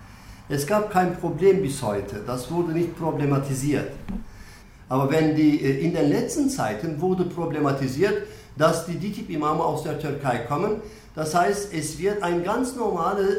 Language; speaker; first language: German; non-native, fluent; Turkish